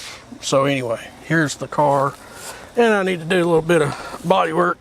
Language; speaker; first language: English; native; English